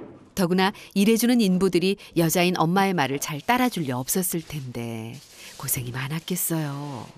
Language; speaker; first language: Korean; native; Korean